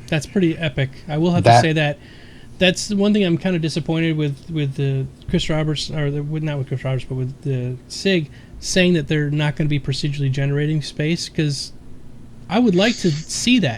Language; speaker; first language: English; native; English